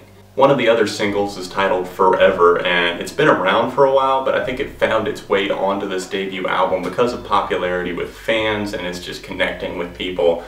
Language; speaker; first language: English; native; English